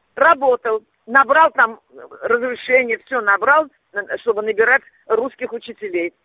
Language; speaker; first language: Russian; native; Russian